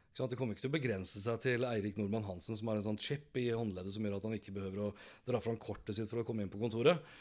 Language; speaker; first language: Norwegian; native; Norwegian